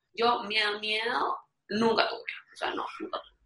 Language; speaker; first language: Spanish; native; Spanish